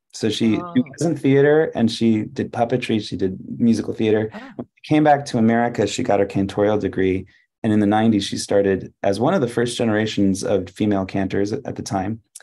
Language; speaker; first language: English; early bilingual, other home language; Hebrew